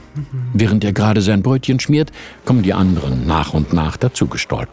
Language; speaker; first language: German; native; German